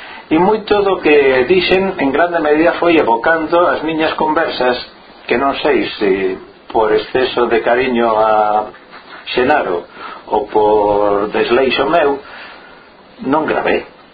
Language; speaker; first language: Galician; non-native, local second language; Spanish